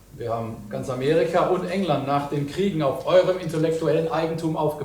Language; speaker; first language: German; native; German